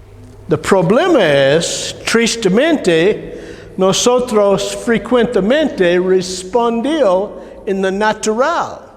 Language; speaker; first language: Spanish; non-native, learner; English